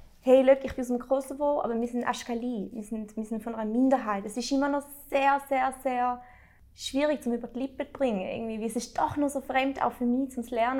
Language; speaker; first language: German; early bilingual, other home language; Albanian